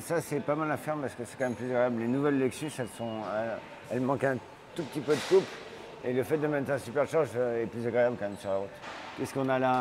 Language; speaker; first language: French; native; French